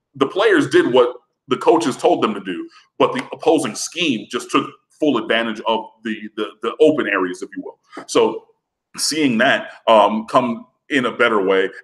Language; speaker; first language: English; native; English